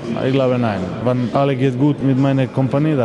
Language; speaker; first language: German; non-native, learner; Macedonian